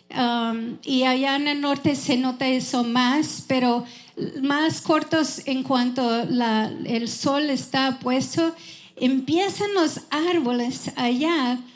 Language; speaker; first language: Spanish; non-native, fluent; English